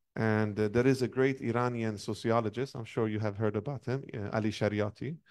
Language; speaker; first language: English; non-native, fluent; Persian